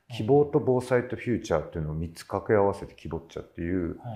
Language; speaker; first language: Japanese; native; Japanese